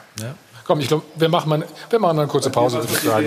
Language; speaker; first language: German; native; German